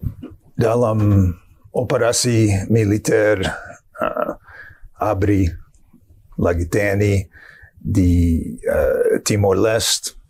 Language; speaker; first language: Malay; non-native, fluent; English